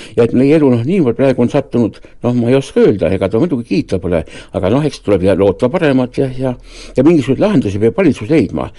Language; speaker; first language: Estonian; native; Estonian